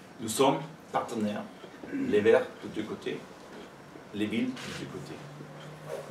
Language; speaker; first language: French; non-native, fluent; German